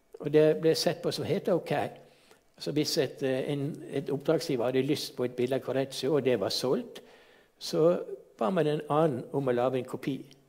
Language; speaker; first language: Norwegian; native; Norwegian